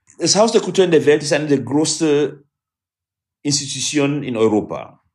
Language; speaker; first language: German; non-native, fluent; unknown